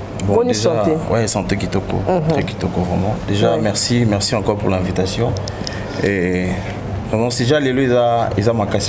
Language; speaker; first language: French; non-native, local second language; Lingala